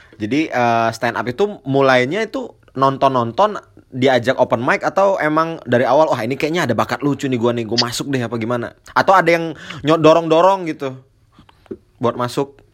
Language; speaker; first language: Indonesian; native; Indonesian